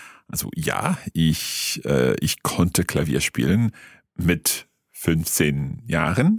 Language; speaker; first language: German; non-native, fluent; English